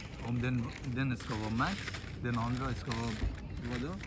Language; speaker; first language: Swedish; early bilingual, other home language; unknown